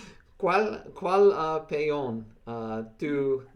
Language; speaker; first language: Spanish; non-native, learner; English